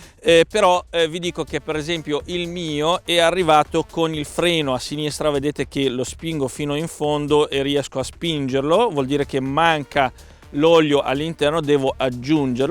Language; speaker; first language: Italian; native; Italian